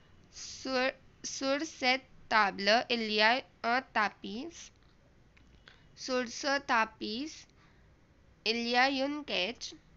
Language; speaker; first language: French; non-native, fluent; Hindi